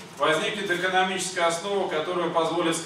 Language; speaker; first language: Russian; native; Russian